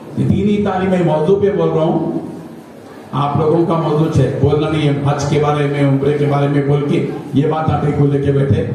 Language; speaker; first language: Urdu; native; Urdu